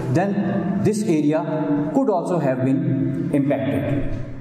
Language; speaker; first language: English; non-native, local second language; Urdu